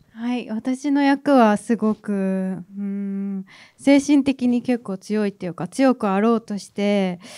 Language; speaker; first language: Japanese; native; Japanese